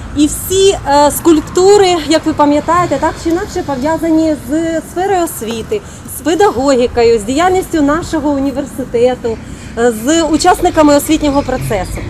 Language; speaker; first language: Ukrainian; native; Ukrainian